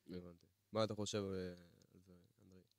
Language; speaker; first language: Hebrew; native; Hebrew